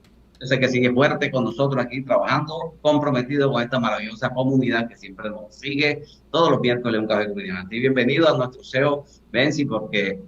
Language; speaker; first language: Spanish; native; Spanish